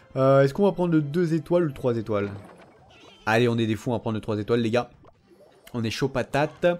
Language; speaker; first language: French; native; French